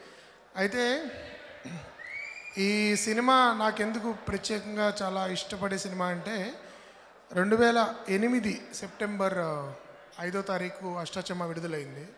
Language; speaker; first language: Telugu; native; Telugu